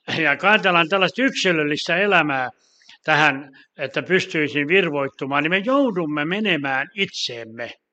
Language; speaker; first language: Finnish; native; Finnish